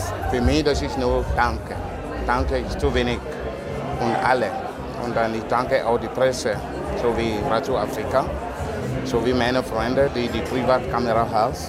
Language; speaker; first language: German; non-native, learner; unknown